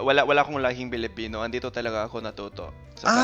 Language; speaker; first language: Filipino; non-native, fluent; English